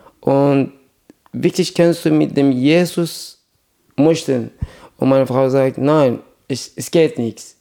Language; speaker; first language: German; non-native, learner; Persian